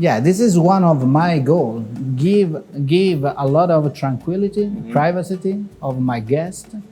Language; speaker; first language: English; non-native, fluent; Italian